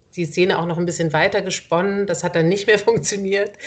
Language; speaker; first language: German; native; German